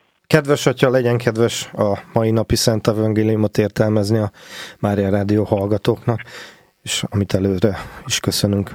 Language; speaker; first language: Hungarian; native; Hungarian